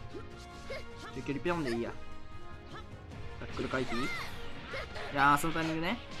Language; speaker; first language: Japanese; native; Japanese